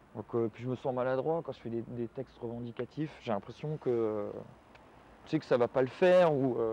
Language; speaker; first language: French; native; French